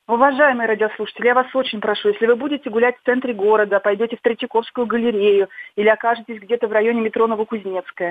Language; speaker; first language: Russian; native; Russian